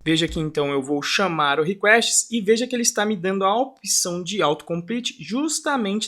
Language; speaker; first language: Portuguese; native; Portuguese